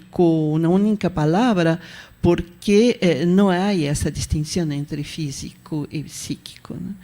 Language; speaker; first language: Spanish; non-native, fluent; Portuguese